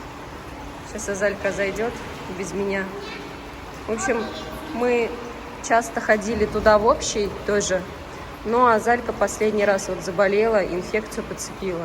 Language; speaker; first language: Russian; native; Russian